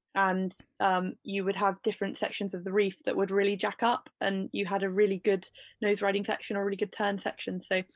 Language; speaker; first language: English; native; English